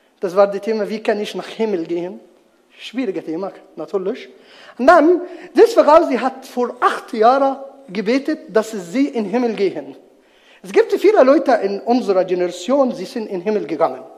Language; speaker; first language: German; non-native, learner; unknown